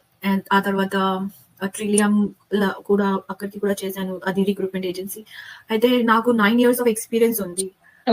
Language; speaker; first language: Telugu; non-native, local second language; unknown